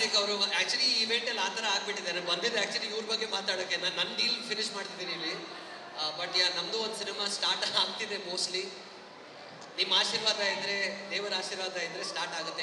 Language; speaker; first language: Kannada; non-native, local second language; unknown